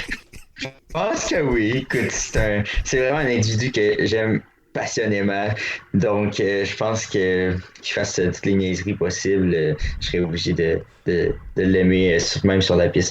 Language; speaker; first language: French; native; French